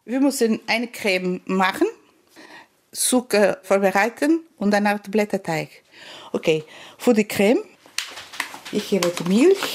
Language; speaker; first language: German; non-native, learner; Portuguese